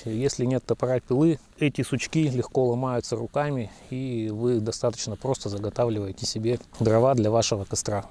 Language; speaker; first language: Russian; native; Russian